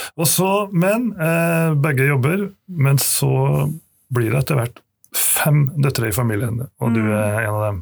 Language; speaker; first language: Norwegian; native; Norwegian